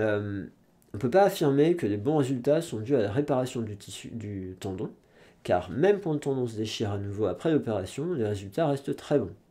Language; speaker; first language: French; native; French